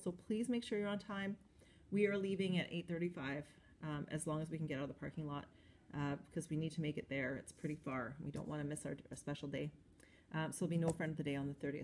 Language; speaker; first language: English; native; English